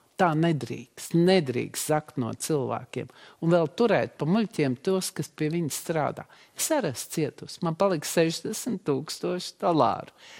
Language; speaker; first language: Latvian; native; Latvian